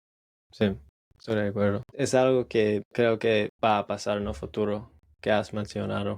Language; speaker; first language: Spanish; non-native, learner; English